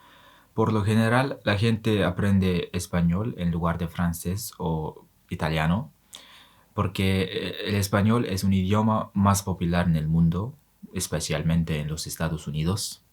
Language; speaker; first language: Spanish; non-native, learner; Mongolian